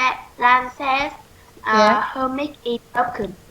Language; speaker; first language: English; non-native, learner; Vietnamese